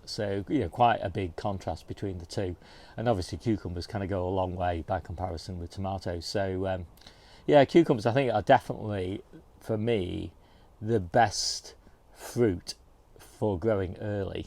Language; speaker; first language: English; native; English